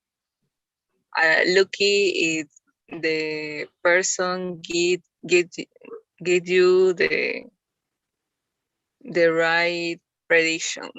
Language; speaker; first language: English; non-native, learner; Spanish